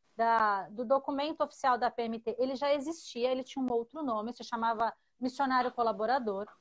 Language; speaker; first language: Portuguese; native; Portuguese